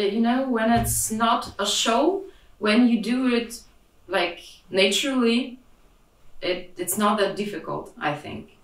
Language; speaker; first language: English; non-native, fluent; Russian